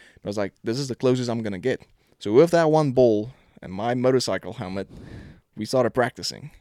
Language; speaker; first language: English; non-native, local second language; Afrikaans